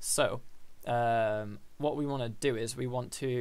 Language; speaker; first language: English; native; English